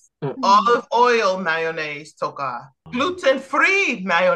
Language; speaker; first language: Japanese; non-native, learner; English